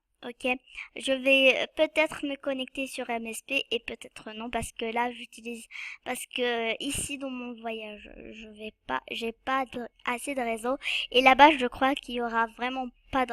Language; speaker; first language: French; non-native, local second language; Arabic